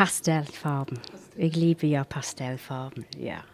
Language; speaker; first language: German; non-native, fluent; English